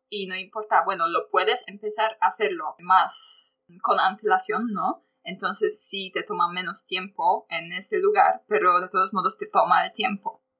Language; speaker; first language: Spanish; non-native, fluent; Polish